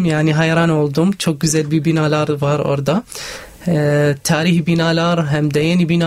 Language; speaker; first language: Turkish; non-native, learner; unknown